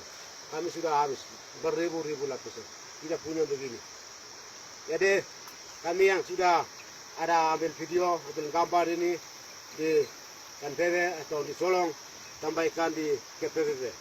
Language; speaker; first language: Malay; non-native, local second language; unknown